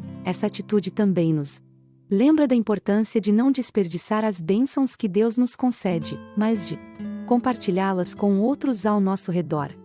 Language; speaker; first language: Portuguese; native; Portuguese